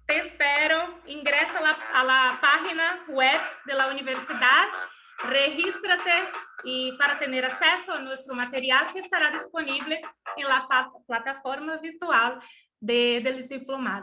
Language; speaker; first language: Spanish; non-native, learner; Portuguese